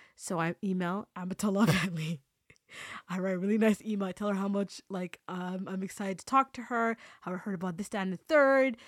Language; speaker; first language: English; native; English